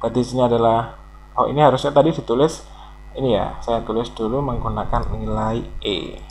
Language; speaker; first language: Indonesian; native; Indonesian